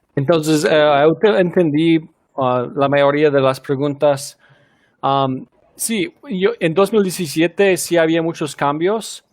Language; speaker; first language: Spanish; non-native, fluent; English